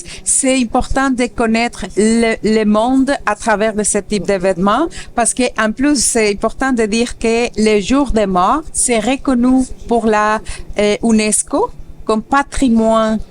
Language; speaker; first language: French; non-native, fluent; Spanish